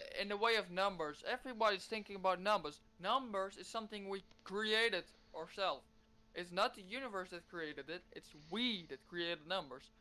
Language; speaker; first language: English; non-native, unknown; Dutch